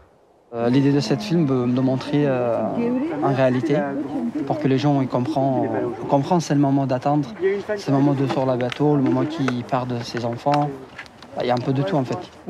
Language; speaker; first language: French; non-native, fluent; Kurdish